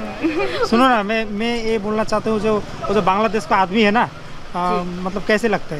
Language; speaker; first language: Hindi; non-native, learner; Bangla